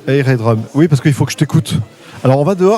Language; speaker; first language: French; native; French